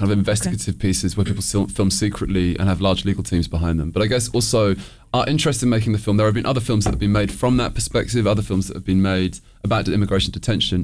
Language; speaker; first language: English; native; English